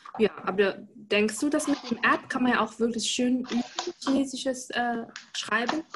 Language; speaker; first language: German; non-native, fluent; Chinese